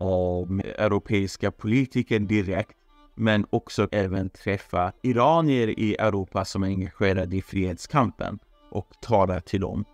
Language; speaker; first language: Swedish; non-native, fluent; Persian